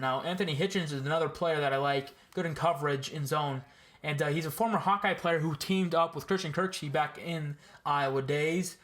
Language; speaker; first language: English; native; English